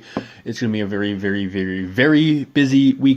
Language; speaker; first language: English; native; English